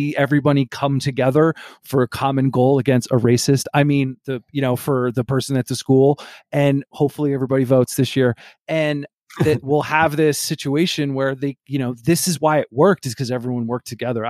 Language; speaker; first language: English; native; English